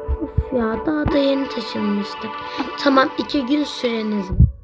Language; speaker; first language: Turkish; native; Turkish